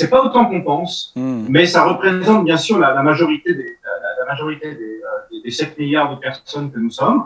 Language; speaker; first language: French; native; French